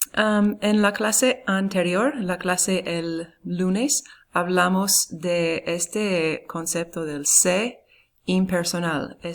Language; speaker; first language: Spanish; non-native, fluent; English